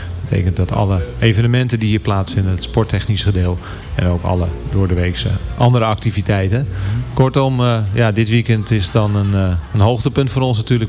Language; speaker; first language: Dutch; native; Dutch